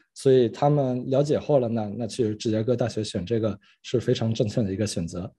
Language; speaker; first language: Chinese; early bilingual, other home language; French